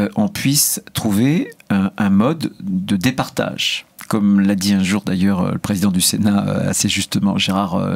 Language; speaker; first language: French; native; French